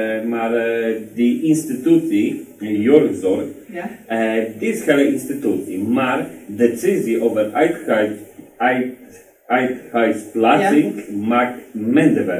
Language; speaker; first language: Dutch; non-native, learner; Polish